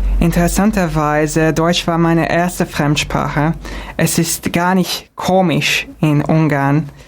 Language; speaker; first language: German; non-native, fluent; Hungarian